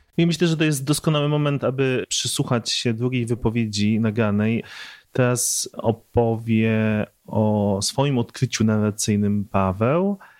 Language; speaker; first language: Polish; native; Polish